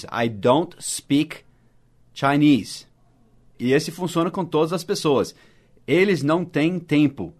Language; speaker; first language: Portuguese; non-native, fluent; English